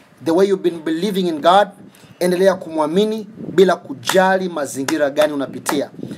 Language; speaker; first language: English; non-native, local second language; Swahili